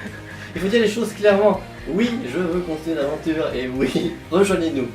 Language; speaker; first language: French; native; French